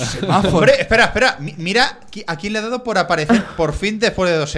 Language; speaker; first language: Spanish; native; Spanish